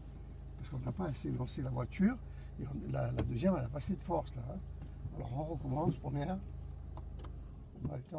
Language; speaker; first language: French; native; French